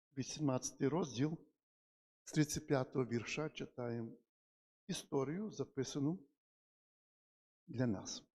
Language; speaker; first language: Ukrainian; native; Ukrainian